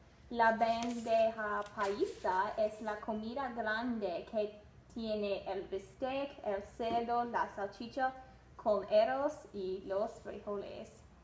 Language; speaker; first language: Spanish; non-native, learner; English